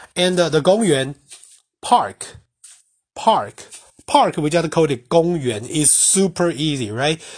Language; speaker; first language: English; non-native, fluent; Chinese